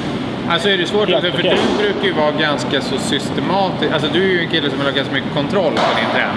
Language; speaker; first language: Swedish; native; Swedish